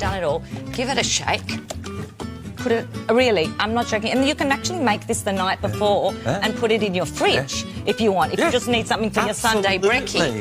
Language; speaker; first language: English; native; English